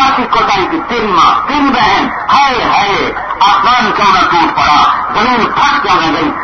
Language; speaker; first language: Urdu; native; Urdu